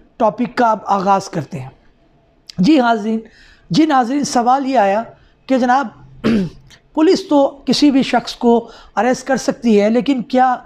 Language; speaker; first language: Urdu; non-native, local second language; Punjabi